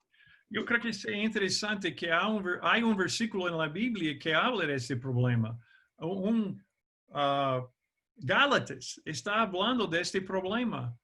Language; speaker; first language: Spanish; non-native, fluent; English